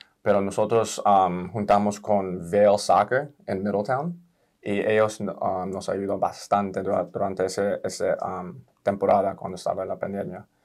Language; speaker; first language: Spanish; early bilingual, heritage; Spanish